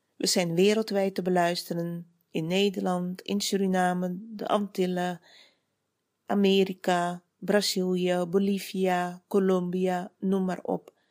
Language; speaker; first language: Dutch; native; Dutch